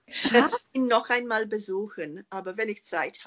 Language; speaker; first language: German; non-native, fluent; English